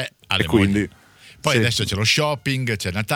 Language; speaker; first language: Italian; native; Italian